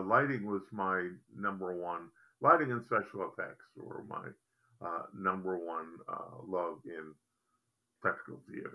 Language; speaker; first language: English; native; English